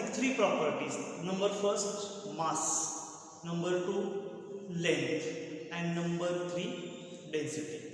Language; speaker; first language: English; non-native, local second language; Marathi